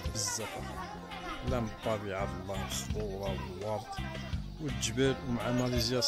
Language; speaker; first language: Arabic; early bilingual, heritage; Arabic